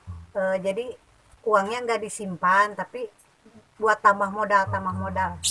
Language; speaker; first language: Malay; non-native, local second language; Sundanese